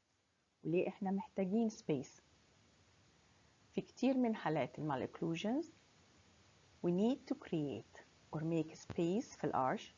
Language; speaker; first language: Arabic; native; Arabic